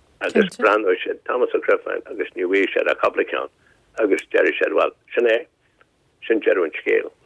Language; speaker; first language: Irish; non-native, local second language; English